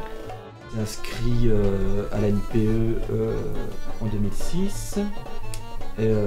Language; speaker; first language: French; native; French